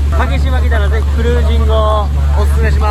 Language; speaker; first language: Japanese; native; Japanese